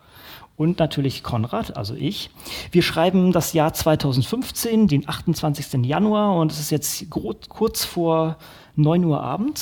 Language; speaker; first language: German; native; German